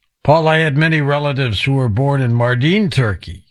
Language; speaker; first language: English; native; English